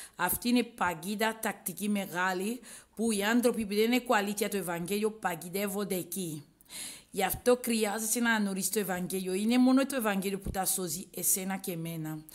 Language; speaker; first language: Greek; non-native, learner; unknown